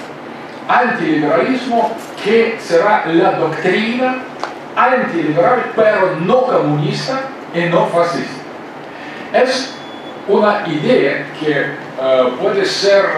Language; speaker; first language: Spanish; non-native, fluent; Russian